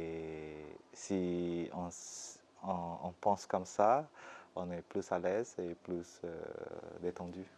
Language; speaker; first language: French; non-native, fluent; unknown